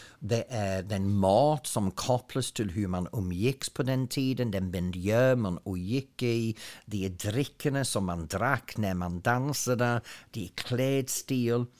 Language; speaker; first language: Swedish; non-native, fluent; English